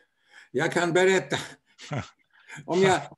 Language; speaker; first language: Swedish; non-native, fluent; Polish